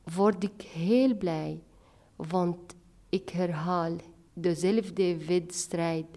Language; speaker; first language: Dutch; non-native, fluent; Arabic